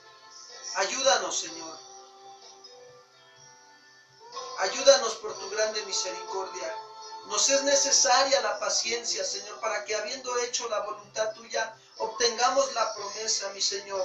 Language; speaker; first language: Spanish; native; Spanish